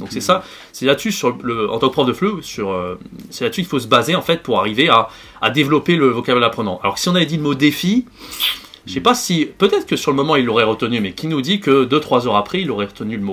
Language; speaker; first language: French; native; French